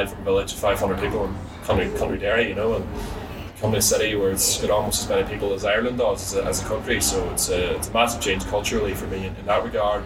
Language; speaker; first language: English; native; English